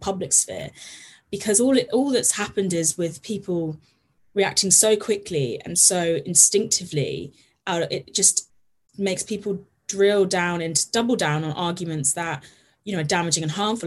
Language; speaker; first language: English; native; English